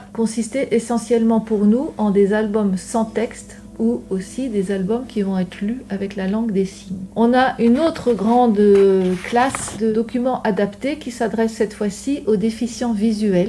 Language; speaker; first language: French; native; French